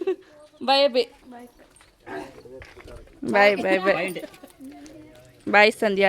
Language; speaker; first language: Kannada; native; Kannada